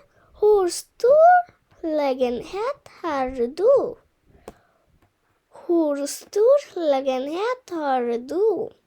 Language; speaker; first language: Swedish; non-native, fluent; Bangla